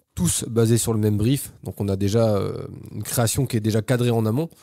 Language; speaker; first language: French; native; French